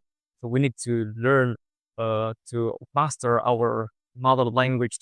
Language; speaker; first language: English; non-native, fluent; Indonesian